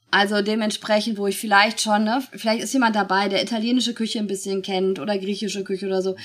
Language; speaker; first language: German; native; German